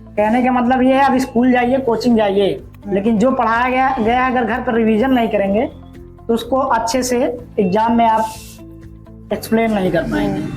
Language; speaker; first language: Hindi; native; Hindi